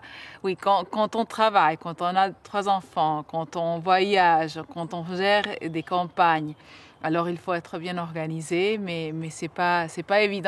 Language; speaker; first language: French; non-native, fluent; German